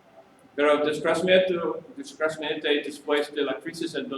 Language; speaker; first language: Spanish; non-native, learner; English